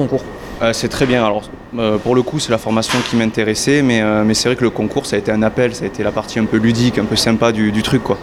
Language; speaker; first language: French; native; French